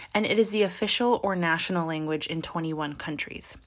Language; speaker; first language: English; early bilingual, other home language; Spanish